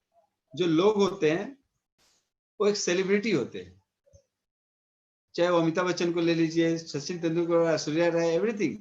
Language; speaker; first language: Hindi; native; Hindi